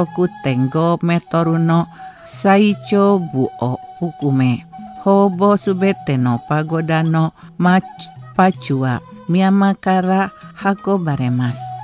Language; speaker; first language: Japanese; non-native, fluent; Indonesian